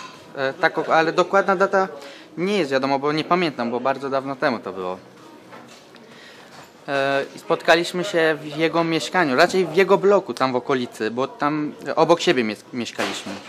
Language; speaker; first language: Polish; early bilingual, other home language; Turkish